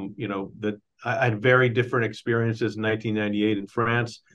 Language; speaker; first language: English; native; English